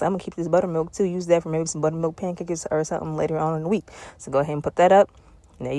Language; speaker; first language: English; native; English